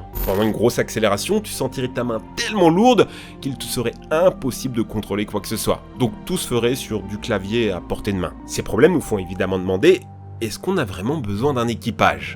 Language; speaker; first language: French; native; French